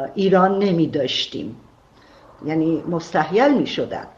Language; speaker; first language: Persian; non-native, local second language; Armenian